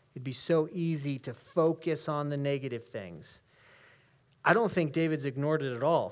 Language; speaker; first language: English; native; English